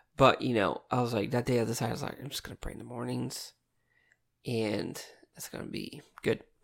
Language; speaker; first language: English; non-native, fluent; Portuguese